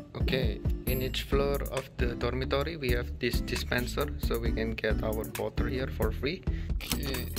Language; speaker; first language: English; non-native, fluent; Indonesian